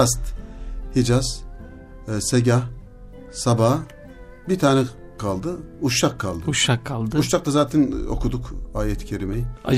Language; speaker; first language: Turkish; native; Turkish